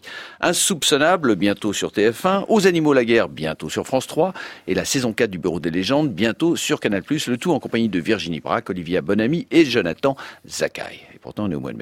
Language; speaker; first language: French; native; French